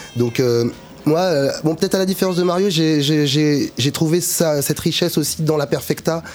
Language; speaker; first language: French; native; French